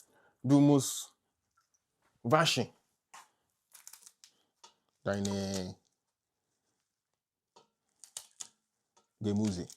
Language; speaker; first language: German; non-native, learner; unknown